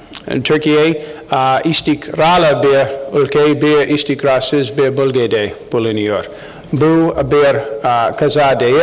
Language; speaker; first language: Turkish; non-native, learner; English